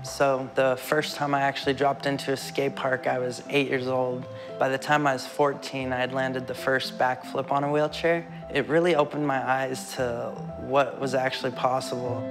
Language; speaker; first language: English; native; English